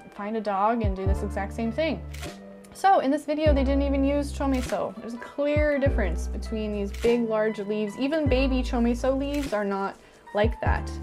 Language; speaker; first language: English; native; English